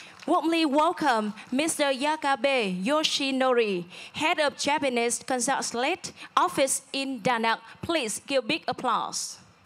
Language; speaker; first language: English; non-native, fluent; Vietnamese